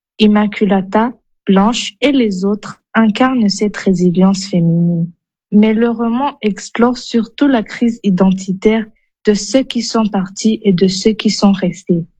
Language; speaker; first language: French; non-native, local second language; Kinyarwanda